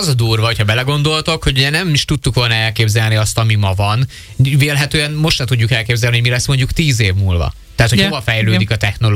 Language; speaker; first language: Hungarian; native; Hungarian